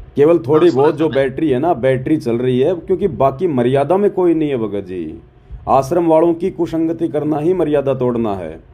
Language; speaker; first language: Hindi; native; Hindi